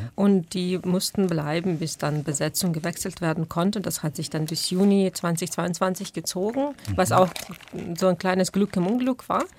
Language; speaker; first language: German; non-native, fluent; Ukrainian